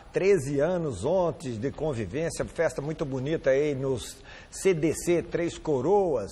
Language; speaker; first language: Portuguese; native; Portuguese